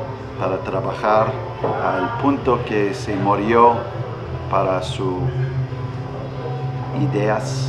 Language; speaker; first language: Spanish; non-native, learner; English